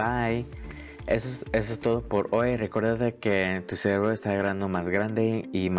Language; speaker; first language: Spanish; early bilingual, heritage; Spanish